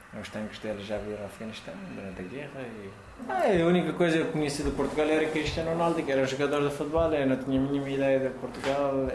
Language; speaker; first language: Portuguese; non-native, fluent; Persian